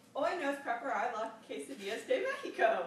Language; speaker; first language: Spanish; non-native, learner; English